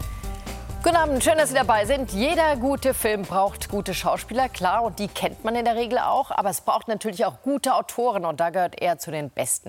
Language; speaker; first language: German; native; German